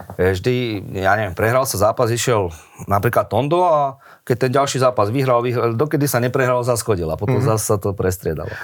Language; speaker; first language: Slovak; native; Slovak